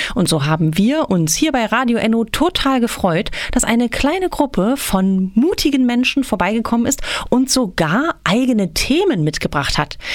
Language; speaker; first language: German; native; German